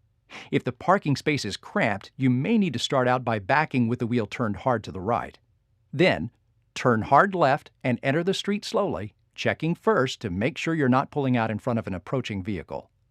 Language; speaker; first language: English; native; English